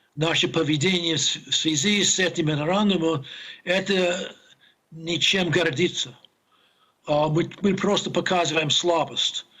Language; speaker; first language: Russian; non-native, fluent; English